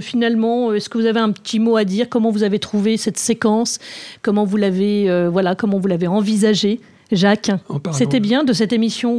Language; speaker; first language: French; native; French